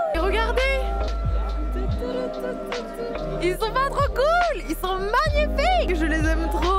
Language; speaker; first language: French; native; French